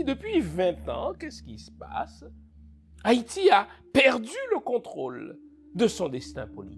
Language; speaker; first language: French; non-native, local second language; Haitian Creole